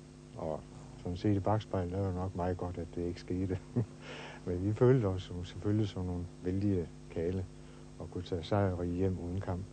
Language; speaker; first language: Danish; native; Danish